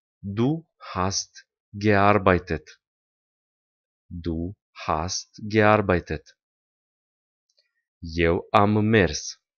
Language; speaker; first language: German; non-native, fluent; Romanian